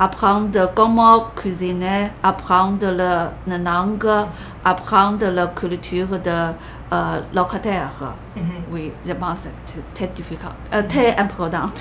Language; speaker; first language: French; non-native, learner; Chinese